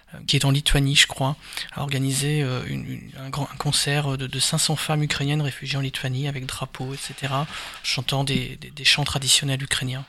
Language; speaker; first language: French; native; French